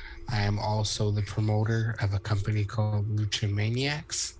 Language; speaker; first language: English; early bilingual, other home language; Spanish